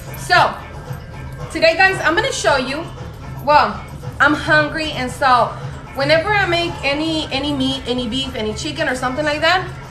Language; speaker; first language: English; early bilingual, other home language; Spanish